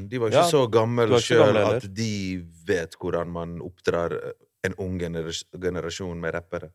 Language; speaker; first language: Norwegian; early bilingual, other home language; Bosnian